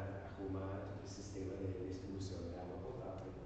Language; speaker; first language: Portuguese; non-native, learner; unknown